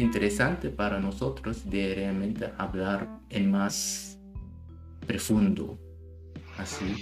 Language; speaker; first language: Spanish; non-native, learner; German